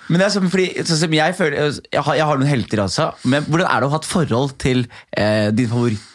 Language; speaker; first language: Norwegian; native; Norwegian